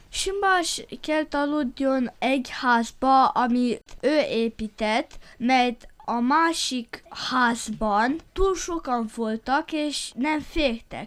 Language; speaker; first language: Hungarian; non-native, local second language; Romanian